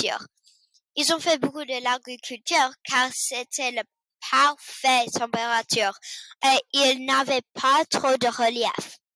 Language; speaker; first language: French; non-native, learner; English